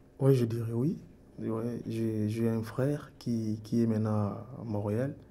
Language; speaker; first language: French; non-native, local second language; Lingala